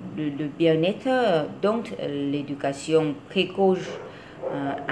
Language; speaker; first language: French; non-native, learner; Vietnamese